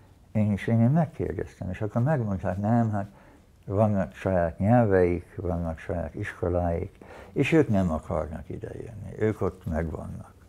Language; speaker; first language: Hungarian; early bilingual, heritage; Hungarian